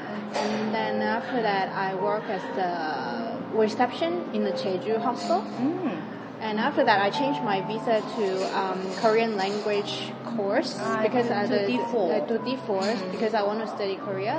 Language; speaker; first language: English; non-native, fluent; Cantonese